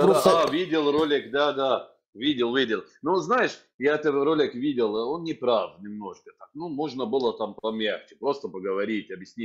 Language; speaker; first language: Russian; non-native, fluent; Arabic